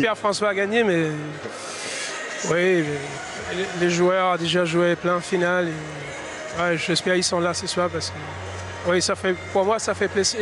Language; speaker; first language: French; non-native, fluent; Danish